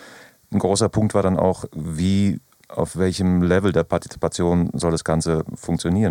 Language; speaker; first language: German; native; German